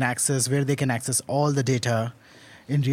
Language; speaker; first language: English; non-native, local second language; Hindi